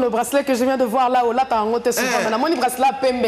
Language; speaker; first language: French; non-native, local second language; Lingala